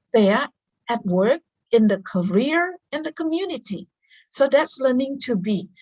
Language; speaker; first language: English; non-native, fluent; Indonesian